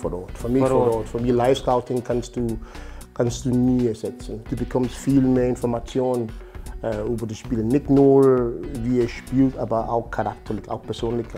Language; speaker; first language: German; non-native, fluent; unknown